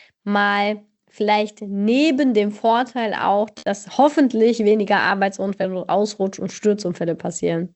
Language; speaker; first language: German; native; German